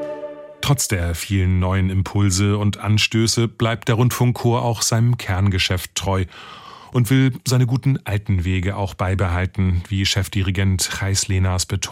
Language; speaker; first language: German; native; German